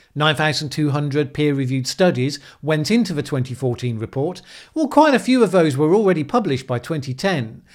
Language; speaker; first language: English; native; English